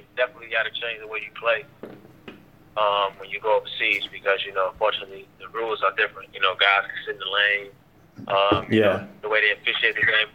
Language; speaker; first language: English; native; English